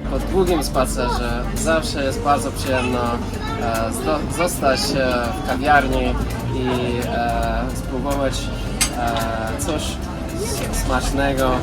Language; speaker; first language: Polish; non-native, learner; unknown